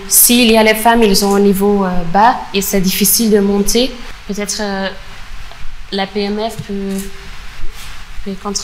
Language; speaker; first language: French; non-native, fluent; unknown